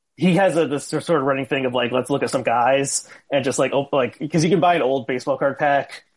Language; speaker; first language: English; native; English